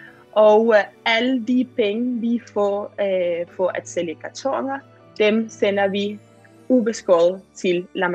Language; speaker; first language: Danish; non-native, fluent; Catalan